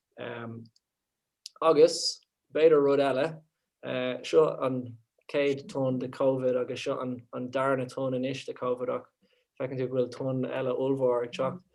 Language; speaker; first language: Irish; non-native, local second language; English